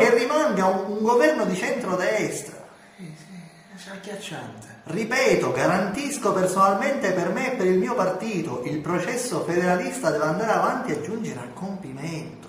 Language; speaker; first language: Italian; native; Italian